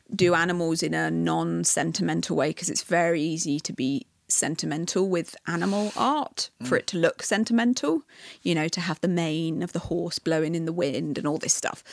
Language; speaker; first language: English; native; English